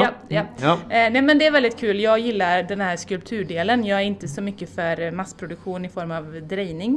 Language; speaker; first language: Swedish; native; Swedish